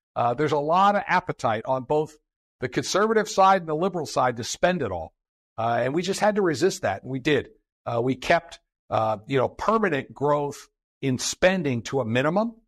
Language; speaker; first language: English; native; English